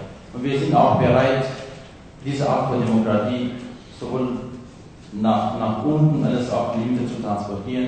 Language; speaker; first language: German; non-native, fluent; Kurdish